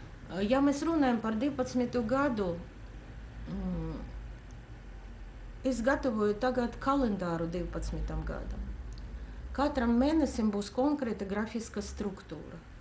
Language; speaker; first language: Latvian; non-native, local second language; Russian